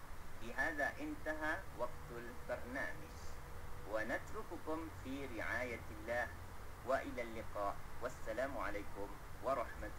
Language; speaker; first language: Arabic; non-native, fluent; Malay